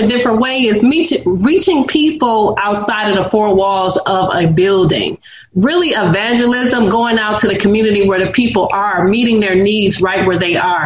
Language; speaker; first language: English; native; English